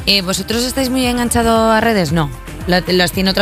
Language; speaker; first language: Spanish; native; Spanish